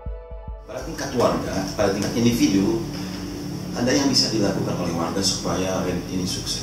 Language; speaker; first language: Indonesian; native; Indonesian